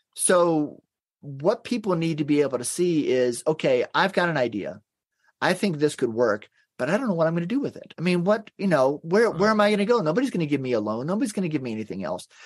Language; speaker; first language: English; native; English